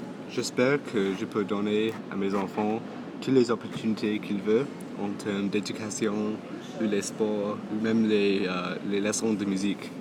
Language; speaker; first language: French; non-native, local second language; English